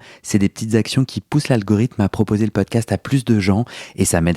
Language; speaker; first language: French; native; French